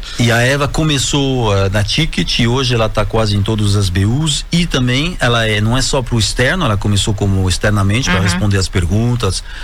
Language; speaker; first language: Portuguese; non-native, fluent; French